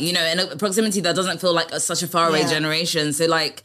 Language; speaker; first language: English; native; English